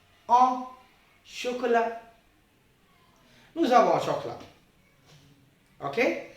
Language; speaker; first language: French; non-native, fluent; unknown